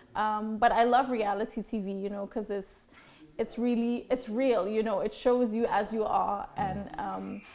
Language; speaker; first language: English; non-native, fluent; Dutch